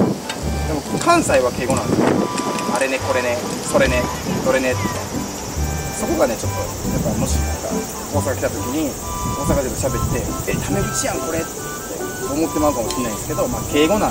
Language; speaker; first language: Japanese; native; Japanese